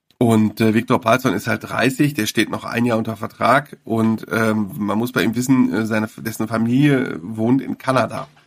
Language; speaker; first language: German; native; German